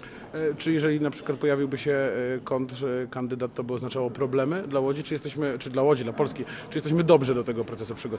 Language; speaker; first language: Polish; native; Polish